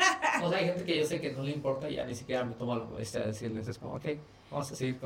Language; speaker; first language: Spanish; native; Spanish